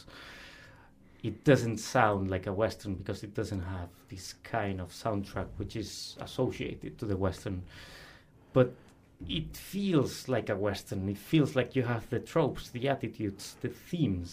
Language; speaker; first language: English; non-native, fluent; Spanish